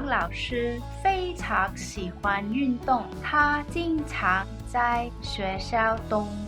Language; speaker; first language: Chinese; non-native, learner; English